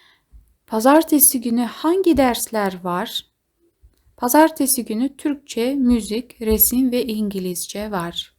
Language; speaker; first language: Turkish; non-native, learner; Kazakh